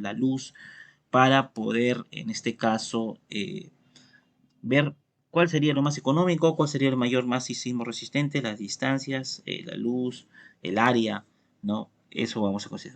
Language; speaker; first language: Spanish; native; Spanish